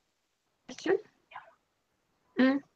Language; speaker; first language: English; non-native, learner; Spanish